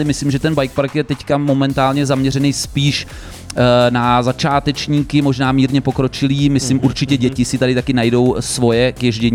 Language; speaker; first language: Czech; native; Czech